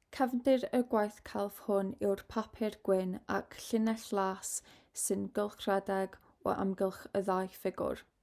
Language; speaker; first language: Welsh; non-native, local second language; English